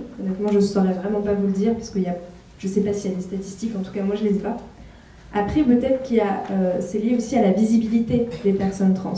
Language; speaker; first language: French; native; French